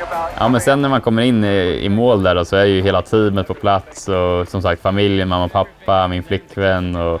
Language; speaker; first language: Swedish; native; Swedish